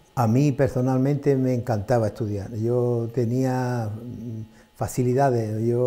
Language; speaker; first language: Spanish; native; Spanish